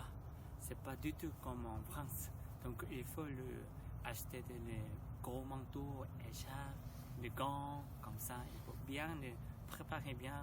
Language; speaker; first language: French; non-native, learner; Korean